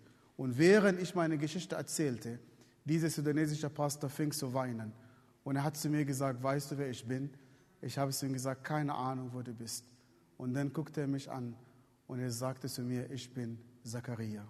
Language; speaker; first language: German; non-native, fluent; Arabic